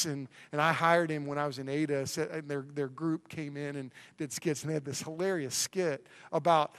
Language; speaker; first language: English; native; English